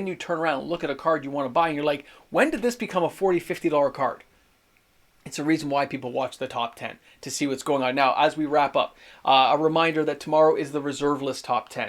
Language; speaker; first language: English; native; English